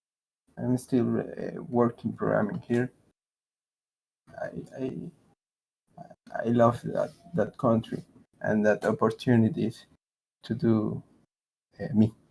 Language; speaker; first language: English; non-native, learner; Spanish